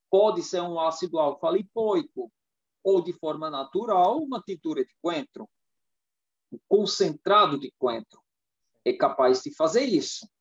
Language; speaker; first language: Portuguese; non-native, fluent; German